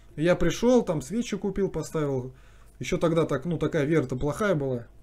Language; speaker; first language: Russian; native; Russian